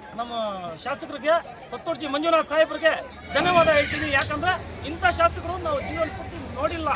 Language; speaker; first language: Kannada; non-native, local second language; Urdu